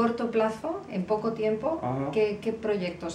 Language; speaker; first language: Spanish; native; Spanish